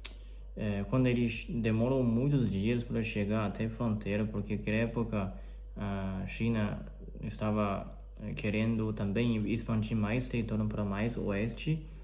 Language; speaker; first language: Portuguese; non-native, learner; Chinese